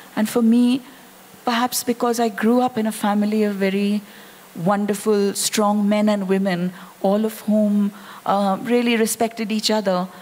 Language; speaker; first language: English; non-native, local second language; Hindi